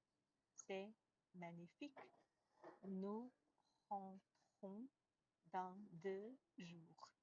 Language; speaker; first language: French; non-native, learner; Chinese